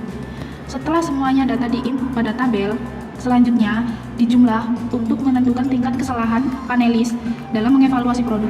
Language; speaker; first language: Indonesian; native; Indonesian